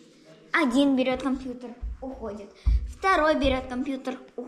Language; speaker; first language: Russian; early bilingual, heritage; Russian